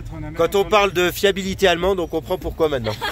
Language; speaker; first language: French; native; French